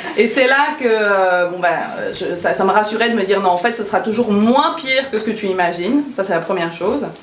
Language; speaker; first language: French; early bilingual, other home language; Korean